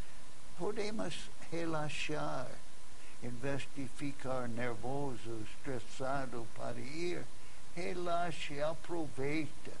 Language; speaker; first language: Portuguese; non-native, fluent; English